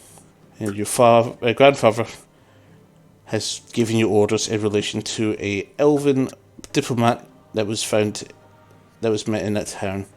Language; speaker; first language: English; native; English